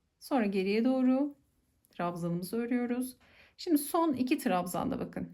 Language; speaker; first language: Turkish; native; Turkish